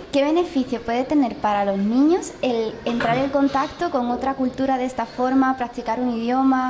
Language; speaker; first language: Spanish; native; Spanish